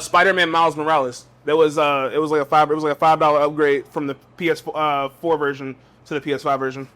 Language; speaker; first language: English; native; English